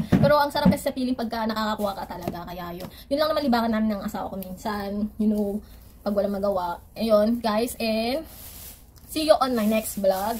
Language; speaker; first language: Filipino; native; Filipino